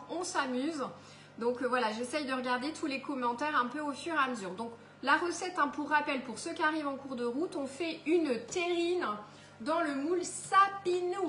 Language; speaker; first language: French; native; French